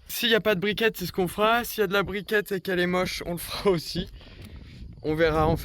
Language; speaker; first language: French; native; French